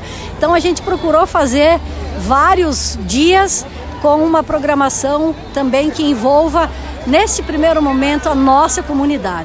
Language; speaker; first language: Portuguese; native; Portuguese